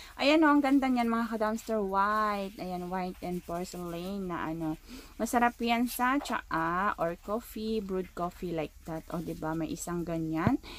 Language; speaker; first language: Filipino; non-native, local second language; Iloko